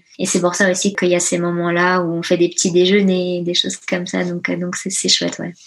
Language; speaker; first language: French; early bilingual, other home language; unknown